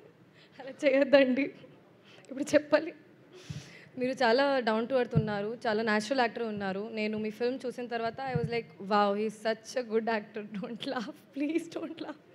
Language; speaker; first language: Telugu; non-native, local second language; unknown